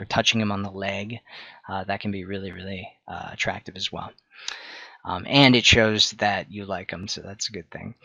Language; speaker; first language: English; native; English